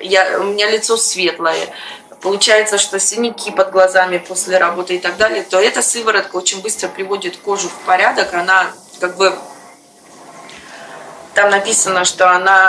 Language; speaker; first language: Russian; native; Russian